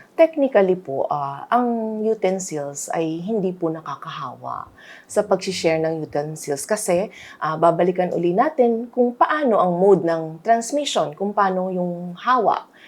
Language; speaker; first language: Filipino; native; Filipino